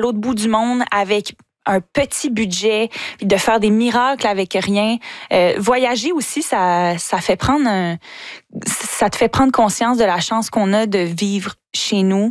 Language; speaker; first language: French; native; French